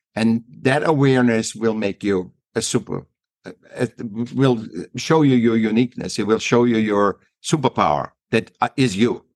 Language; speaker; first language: English; non-native, fluent; German